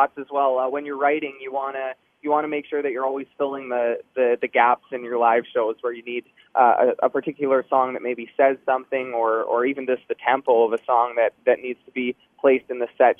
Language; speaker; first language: English; native; English